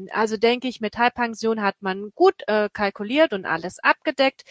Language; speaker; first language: German; native; German